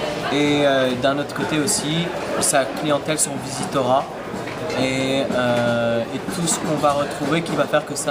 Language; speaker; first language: French; native; French